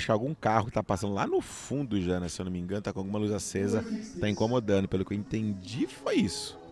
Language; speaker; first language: Portuguese; native; Portuguese